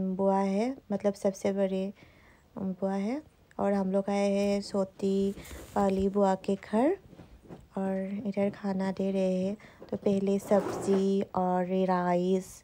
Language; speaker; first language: Hindi; non-native, local second language; Assamese